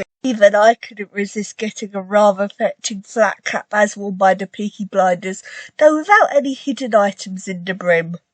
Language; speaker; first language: English; native; English